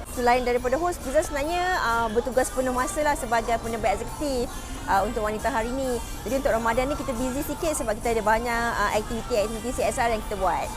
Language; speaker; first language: Malay; native; Malay